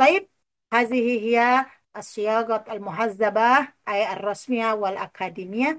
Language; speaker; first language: Arabic; non-native, fluent; Indonesian